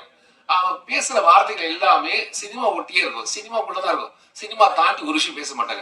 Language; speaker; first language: Tamil; native; Tamil